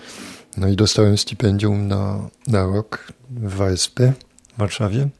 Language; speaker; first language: Polish; non-native, fluent; French